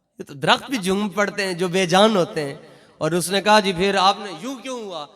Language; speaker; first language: Urdu; non-native, local second language; Punjabi